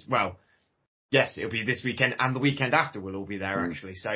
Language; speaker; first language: English; native; English